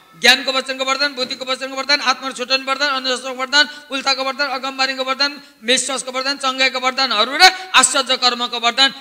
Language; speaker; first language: Nepali; native; Nepali